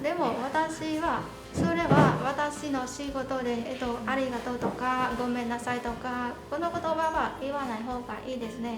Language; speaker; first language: Japanese; non-native, learner; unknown